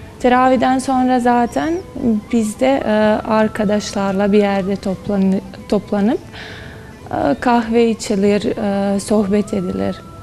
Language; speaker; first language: Turkish; non-native, fluent; Bosnian